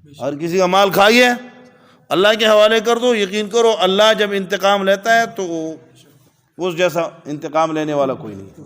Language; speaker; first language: Urdu; non-native, local second language; Pashto